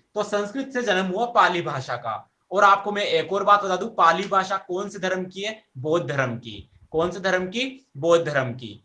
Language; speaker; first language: Hindi; native; Hindi